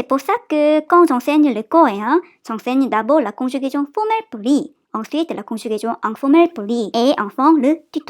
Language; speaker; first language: French; non-native, fluent; Korean